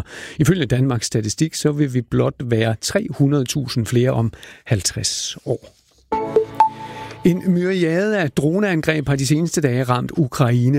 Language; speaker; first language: Danish; native; Danish